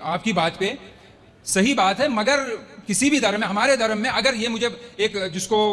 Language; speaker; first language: Hindi; non-native, local second language; Kashmiri